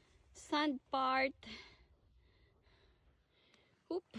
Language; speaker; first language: English; non-native, local second language; Filipino